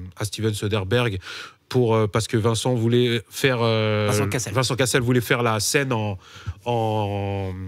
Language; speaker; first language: French; native; French